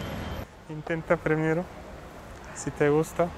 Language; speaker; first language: Spanish; non-native, learner; Turkish